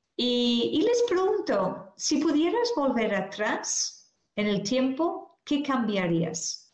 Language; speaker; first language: Spanish; non-native, fluent; English